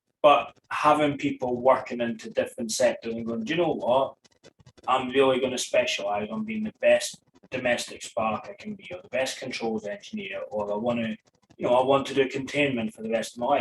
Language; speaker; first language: English; native; English